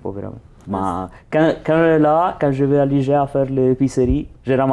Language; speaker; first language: French; non-native, learner; Italian